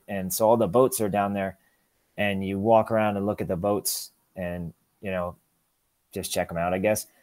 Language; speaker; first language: English; native; English